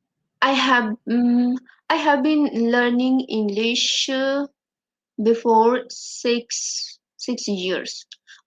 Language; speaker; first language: English; non-native, learner; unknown